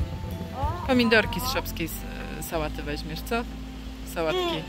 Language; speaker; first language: Polish; native; Polish